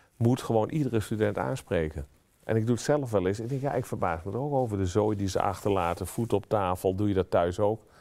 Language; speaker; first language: Dutch; native; Dutch